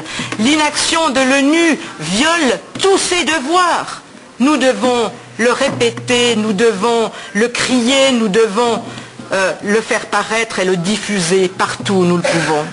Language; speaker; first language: French; native; French